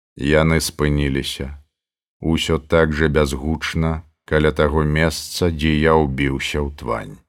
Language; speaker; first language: Belarusian; native; Belarusian